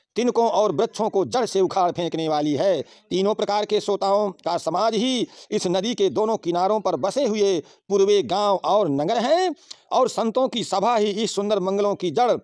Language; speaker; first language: Hindi; native; Hindi